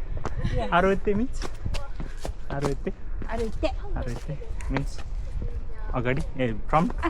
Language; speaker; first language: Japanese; non-native, learner; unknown